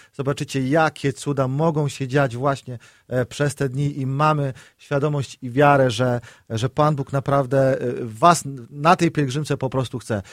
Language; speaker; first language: Polish; native; Polish